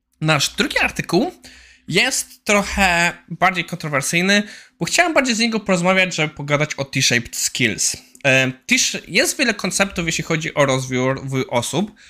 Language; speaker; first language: Polish; native; Polish